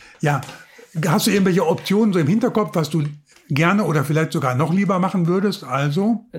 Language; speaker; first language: German; native; German